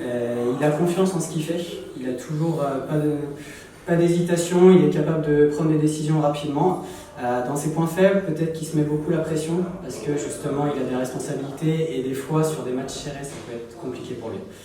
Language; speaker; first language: French; native; French